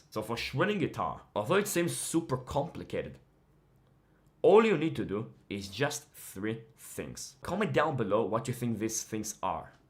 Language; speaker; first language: English; non-native, fluent; Hebrew